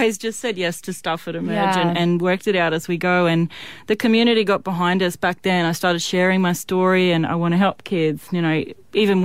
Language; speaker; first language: English; native; English